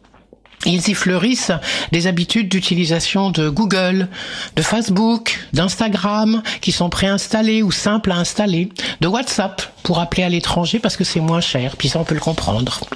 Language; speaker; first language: French; native; French